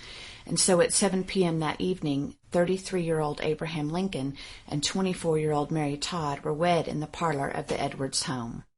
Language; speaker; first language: English; native; English